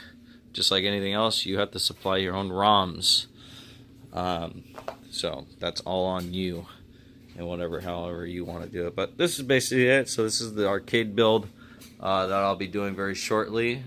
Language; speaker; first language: English; native; English